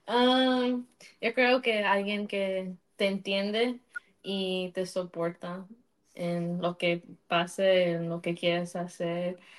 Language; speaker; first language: Spanish; early bilingual, heritage; Spanish